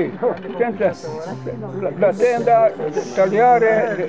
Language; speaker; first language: Italian; non-native, local second language; Friulian